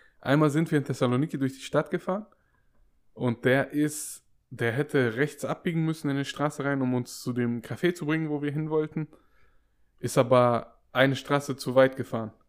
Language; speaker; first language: German; native; German